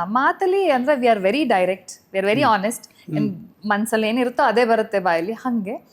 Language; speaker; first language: Kannada; native; Kannada